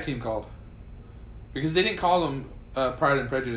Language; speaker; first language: English; native; English